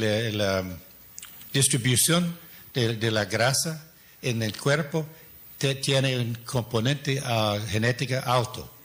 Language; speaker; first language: Spanish; non-native, fluent; English